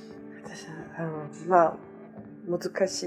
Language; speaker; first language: Japanese; non-native, learner; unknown